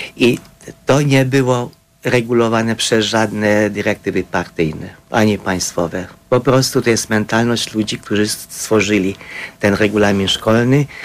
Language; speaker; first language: Polish; non-native, fluent; Hungarian